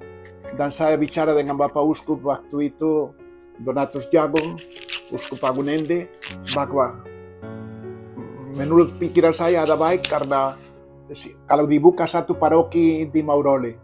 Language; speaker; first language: Indonesian; non-native, fluent; Spanish